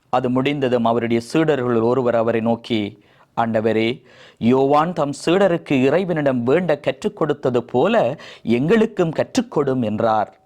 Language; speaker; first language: Tamil; native; Tamil